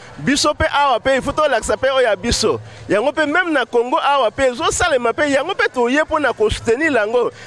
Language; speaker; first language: Lingala; non-native, fluent; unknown